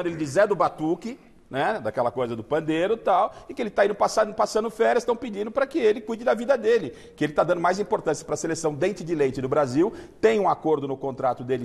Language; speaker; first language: Portuguese; native; Portuguese